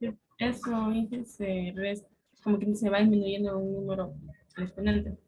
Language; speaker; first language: Spanish; native; Spanish